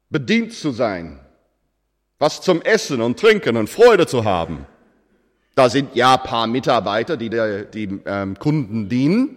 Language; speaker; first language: German; non-native, fluent; English